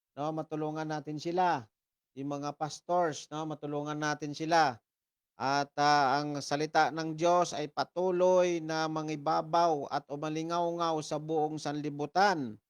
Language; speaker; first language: Filipino; non-native, local second language; Hiligaynon